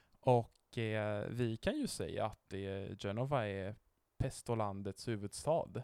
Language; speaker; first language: Swedish; non-native, fluent; Italian